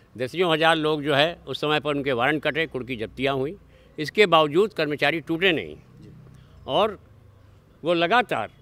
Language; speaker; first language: Hindi; native; Hindi